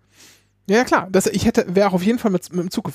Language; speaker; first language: German; native; German